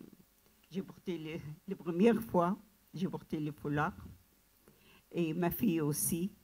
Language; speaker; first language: French; non-native, learner; Arabic